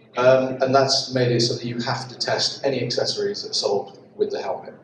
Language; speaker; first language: English; native; English